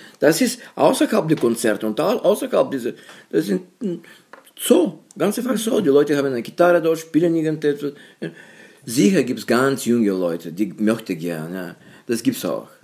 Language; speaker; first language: German; non-native, fluent; Bulgarian